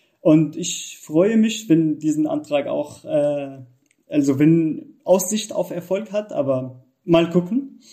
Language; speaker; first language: German; non-native, fluent; Arabic